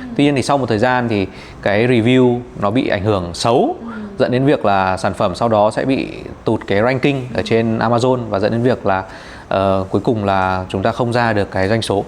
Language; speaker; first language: Vietnamese; native; Vietnamese